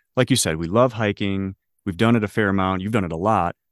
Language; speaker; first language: English; native; English